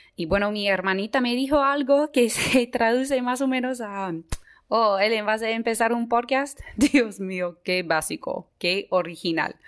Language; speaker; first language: Spanish; non-native, fluent; English